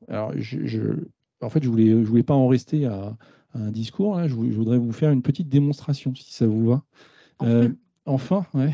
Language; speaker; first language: French; native; French